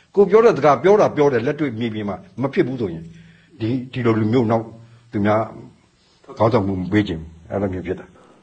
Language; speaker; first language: Burmese; non-native, local second language; S'gaw Karen